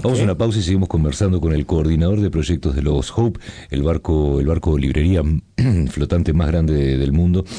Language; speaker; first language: Spanish; native; Spanish